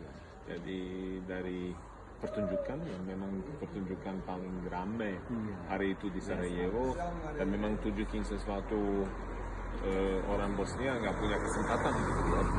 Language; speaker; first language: Indonesian; non-native, fluent; Bosnian